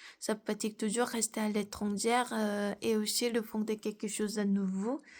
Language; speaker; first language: French; non-native, fluent; Korean